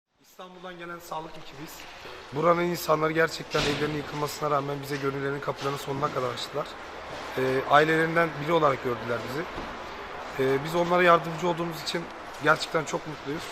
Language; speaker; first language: Turkish; native; Turkish